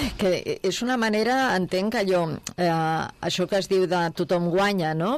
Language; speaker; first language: Catalan; native; Catalan